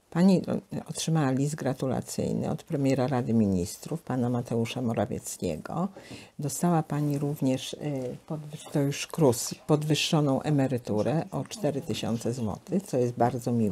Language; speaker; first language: Polish; native; Polish